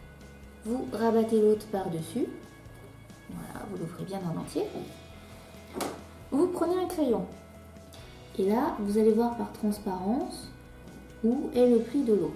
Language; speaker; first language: French; native; French